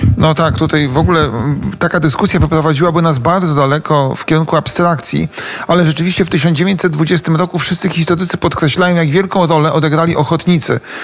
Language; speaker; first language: Polish; native; Polish